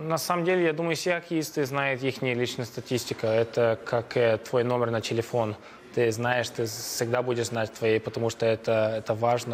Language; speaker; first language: Russian; early bilingual, heritage; Russian